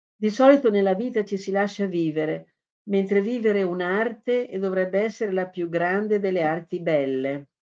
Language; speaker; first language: Italian; native; Italian